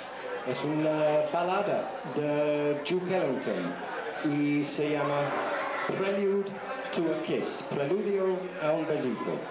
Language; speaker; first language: Spanish; non-native, learner; English